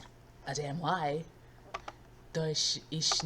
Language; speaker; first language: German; non-native, learner; English